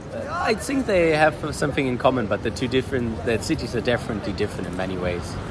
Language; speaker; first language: English; non-native, fluent; German